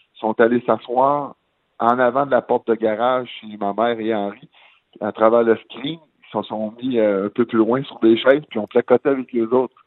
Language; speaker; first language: French; native; French